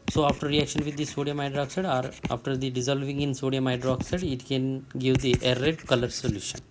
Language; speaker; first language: English; non-native, local second language; Telugu